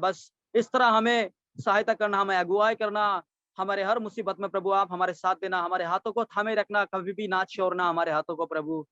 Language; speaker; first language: Hindi; non-native, local second language; Assamese